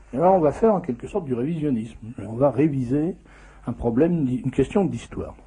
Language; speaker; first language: French; native; French